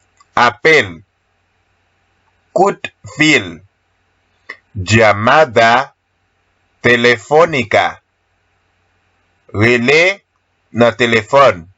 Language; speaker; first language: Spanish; non-native, learner; Haitian Creole